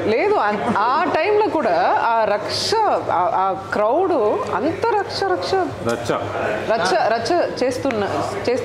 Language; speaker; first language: Telugu; non-native, learner; Tamil